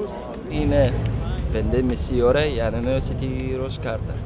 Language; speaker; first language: Greek; non-native, learner; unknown